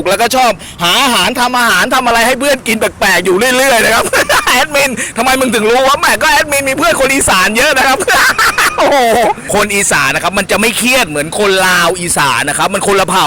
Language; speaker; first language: Thai; native; Thai